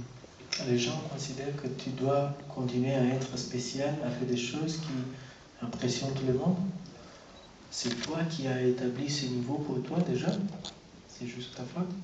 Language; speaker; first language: French; non-native, fluent; Romanian